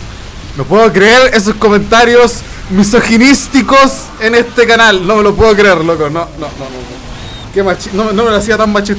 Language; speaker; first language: Spanish; native; Spanish